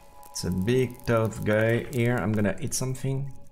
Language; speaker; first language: English; non-native, fluent; French